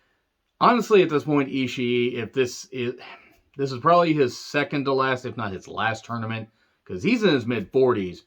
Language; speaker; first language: English; native; English